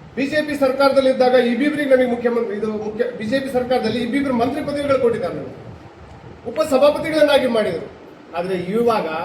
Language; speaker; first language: Kannada; non-native, local second language; Lambadi